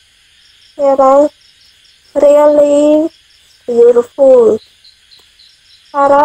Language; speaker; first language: English; non-native, learner; Khmer